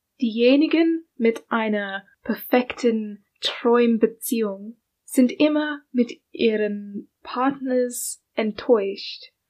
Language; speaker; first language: German; non-native, learner; English